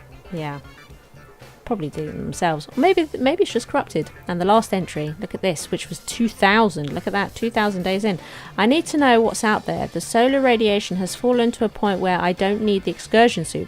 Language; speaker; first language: English; native; English